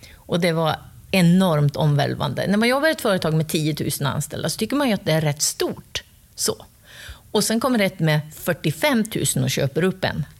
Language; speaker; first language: Swedish; native; Swedish